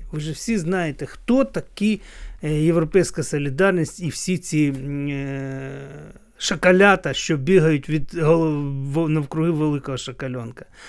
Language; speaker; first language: Ukrainian; non-native, local second language; Russian